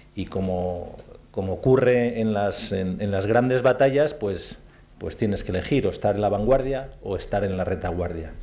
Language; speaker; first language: Spanish; native; Spanish